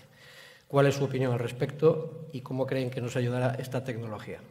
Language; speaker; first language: Spanish; native; Spanish